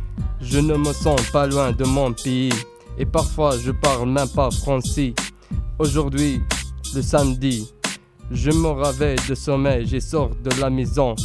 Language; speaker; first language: French; non-native, learner; Arabic